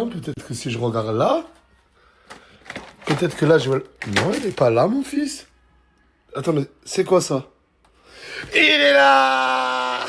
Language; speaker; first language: French; native; French